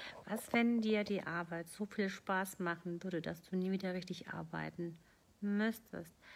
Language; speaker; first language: German; native; German